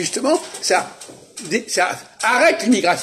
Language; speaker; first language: French; native; French